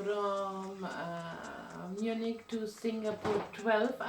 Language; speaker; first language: English; non-native, fluent; German